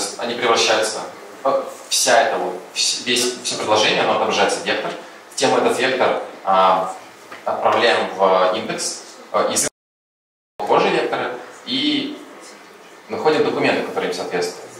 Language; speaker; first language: Russian; native; Russian